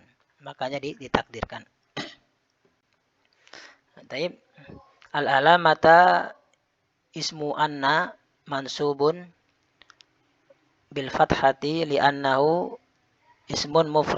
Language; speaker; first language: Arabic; non-native, fluent; Indonesian